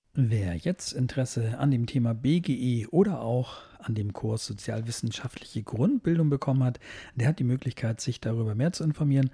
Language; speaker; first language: German; native; German